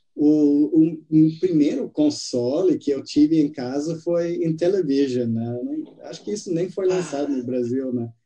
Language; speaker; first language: Portuguese; non-native, fluent; English